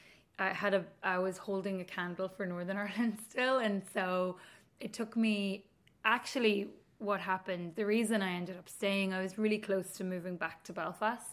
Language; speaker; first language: English; native; English